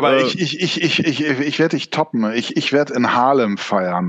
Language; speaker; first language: German; native; German